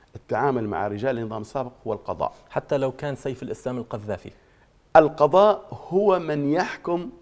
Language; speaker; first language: Arabic; native; Arabic